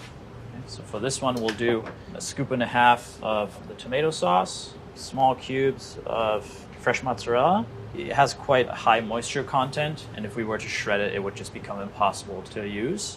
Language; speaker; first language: English; native; English